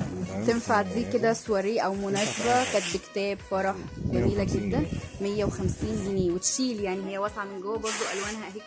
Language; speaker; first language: Arabic; native; Arabic